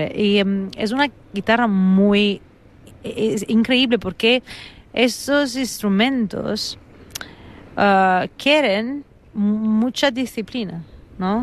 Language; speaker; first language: Spanish; non-native, fluent; Italian